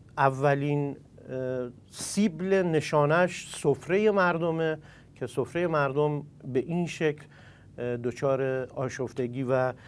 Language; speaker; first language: Persian; non-native, local second language; Central Kurdish